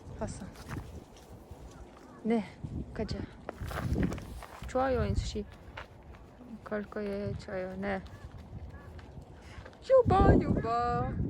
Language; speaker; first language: Korean; non-native, learner; Ukrainian